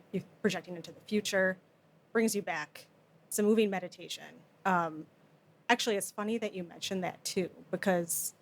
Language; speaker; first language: English; native; English